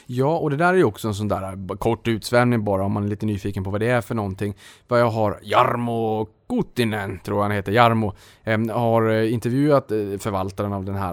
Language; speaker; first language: Swedish; native; Swedish